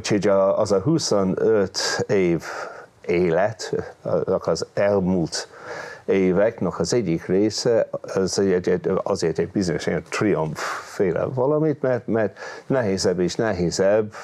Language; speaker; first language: Hungarian; non-native, fluent; English